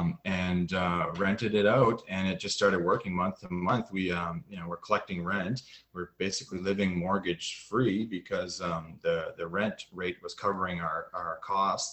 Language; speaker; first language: English; native; English